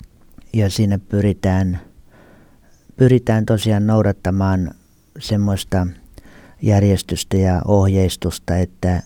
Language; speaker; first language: Finnish; native; Finnish